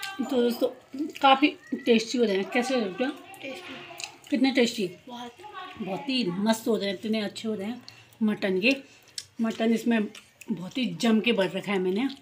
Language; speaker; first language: Hindi; native; Hindi